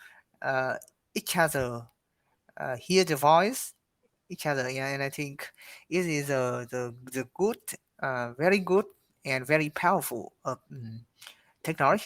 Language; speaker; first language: English; non-native, learner; Vietnamese